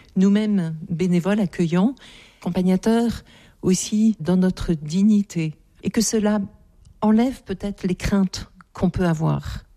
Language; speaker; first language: French; native; French